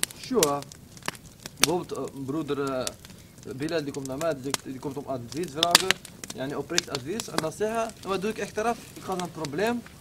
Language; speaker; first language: Dutch; early bilingual, other home language; Arabic